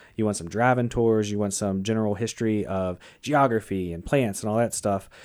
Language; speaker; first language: English; native; English